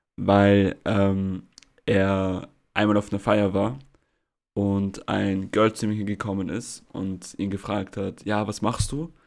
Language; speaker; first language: German; native; German